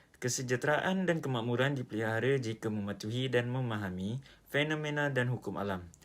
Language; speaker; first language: Malay; native; Malay